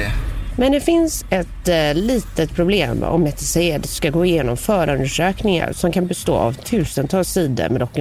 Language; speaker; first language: Swedish; native; Swedish